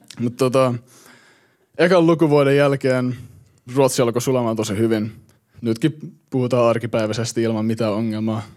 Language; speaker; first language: Finnish; early bilingual, heritage; Finnish